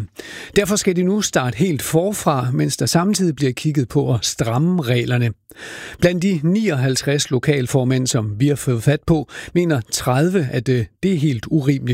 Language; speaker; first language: Danish; native; Danish